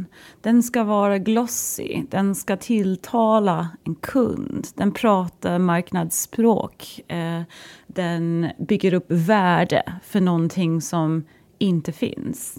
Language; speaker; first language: Swedish; non-native, fluent; English